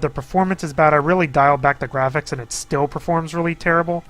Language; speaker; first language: English; native; English